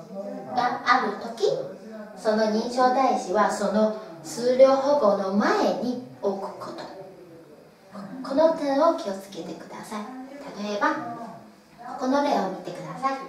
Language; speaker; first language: Japanese; non-native, fluent; Chinese